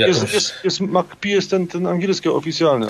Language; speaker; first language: Polish; native; Polish